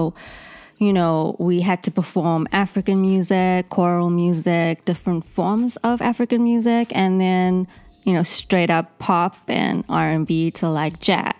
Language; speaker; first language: English; native; English